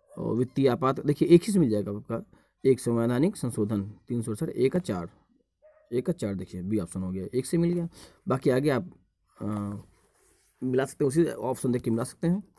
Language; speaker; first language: Hindi; native; Hindi